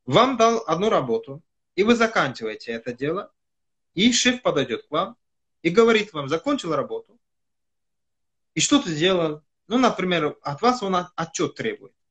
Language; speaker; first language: Russian; non-native, fluent; Kyrgyz